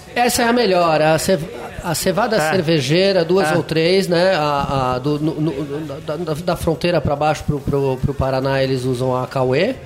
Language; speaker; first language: Portuguese; non-native, fluent; French